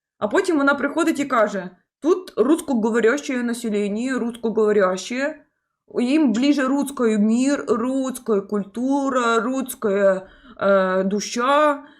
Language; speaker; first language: Ukrainian; native; Ukrainian